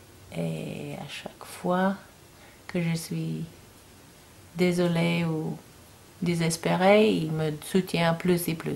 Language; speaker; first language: French; non-native, learner; English